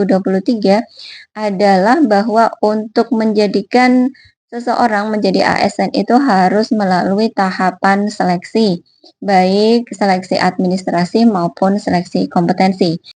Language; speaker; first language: Indonesian; native; Indonesian